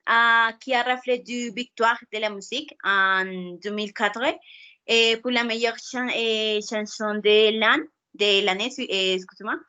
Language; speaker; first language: French; non-native, learner; Spanish